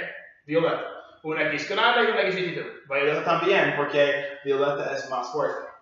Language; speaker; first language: Spanish; non-native, learner; English